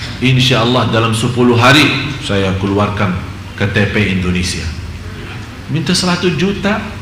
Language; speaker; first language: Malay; non-native, fluent; Arabic